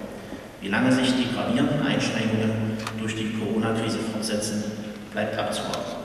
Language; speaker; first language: German; native; German